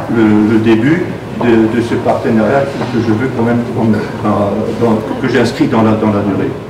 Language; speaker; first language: French; non-native, fluent; German